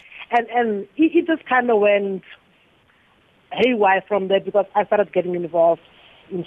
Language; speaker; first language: English; non-native, local second language; Tswana